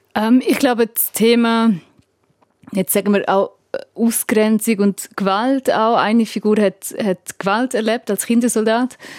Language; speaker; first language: German; native; German